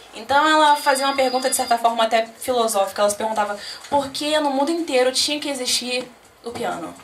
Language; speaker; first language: Portuguese; native; Portuguese